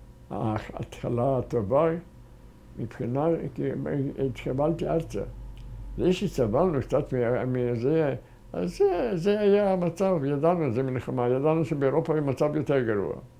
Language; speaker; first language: Hebrew; non-native, fluent; German